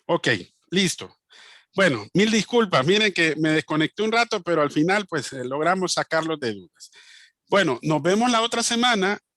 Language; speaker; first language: Spanish; native; Spanish